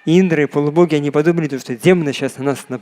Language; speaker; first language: Russian; native; Russian